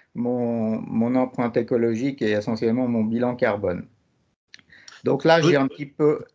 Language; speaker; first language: French; native; French